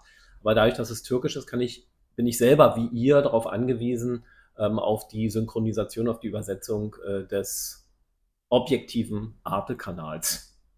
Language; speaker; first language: German; native; German